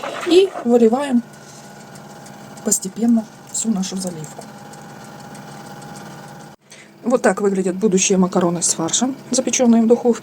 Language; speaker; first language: Russian; native; Russian